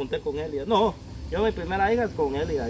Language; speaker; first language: Spanish; native; Spanish